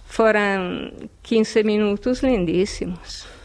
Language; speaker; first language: Portuguese; non-native, fluent; Italian